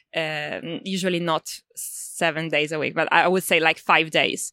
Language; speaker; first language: English; non-native, fluent; Italian